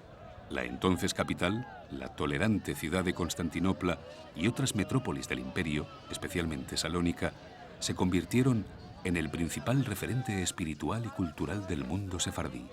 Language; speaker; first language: Spanish; native; Spanish